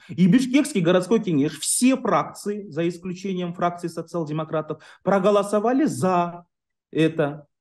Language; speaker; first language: Russian; non-native, local second language; Kyrgyz